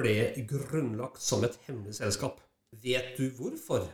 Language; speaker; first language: Norwegian; native; Norwegian